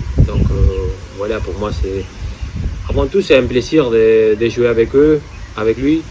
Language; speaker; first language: French; non-native, fluent; Spanish